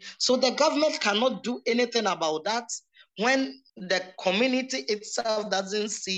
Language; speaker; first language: English; non-native, local second language; Akan